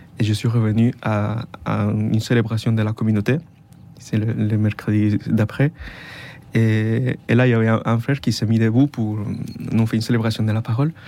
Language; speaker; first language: French; non-native, fluent; Spanish